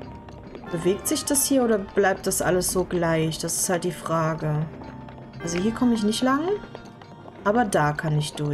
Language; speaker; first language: German; native; German